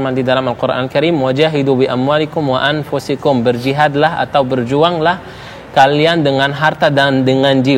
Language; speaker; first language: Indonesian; non-native, fluent; Arabic